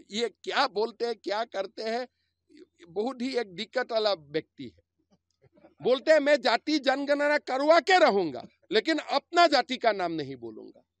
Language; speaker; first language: Hindi; non-native, local second language; Assamese